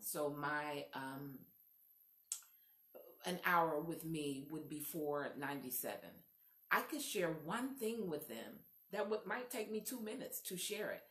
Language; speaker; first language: English; native; English